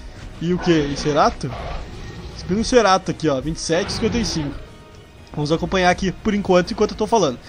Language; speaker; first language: Portuguese; native; Portuguese